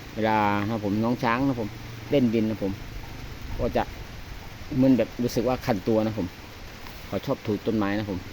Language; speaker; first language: Thai; native; Thai